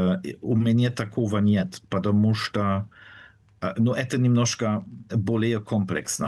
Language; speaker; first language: Russian; non-native, fluent; German